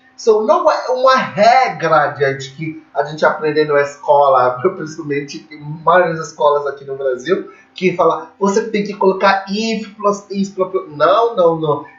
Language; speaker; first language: Portuguese; non-native, fluent; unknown